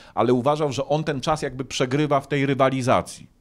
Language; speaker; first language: Polish; native; Polish